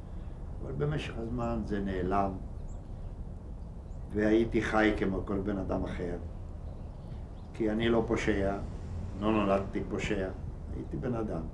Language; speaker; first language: Hebrew; non-native, fluent; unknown